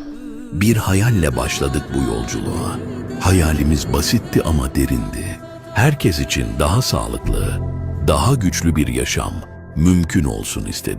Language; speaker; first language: Turkish; native; Turkish